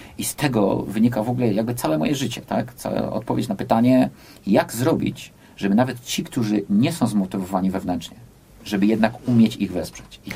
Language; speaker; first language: Polish; native; Polish